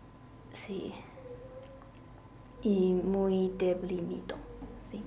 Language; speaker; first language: Spanish; non-native, learner; Chinese